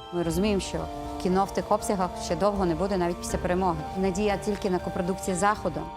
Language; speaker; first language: Ukrainian; native; Ukrainian